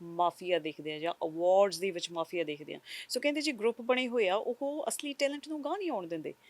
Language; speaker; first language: Punjabi; native; Punjabi